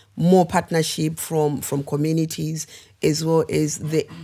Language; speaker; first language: English; non-native, local second language; Shona